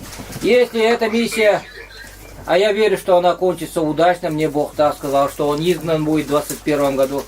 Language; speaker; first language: Russian; native; Russian